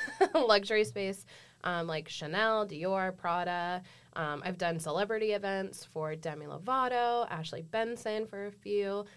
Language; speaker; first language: English; native; English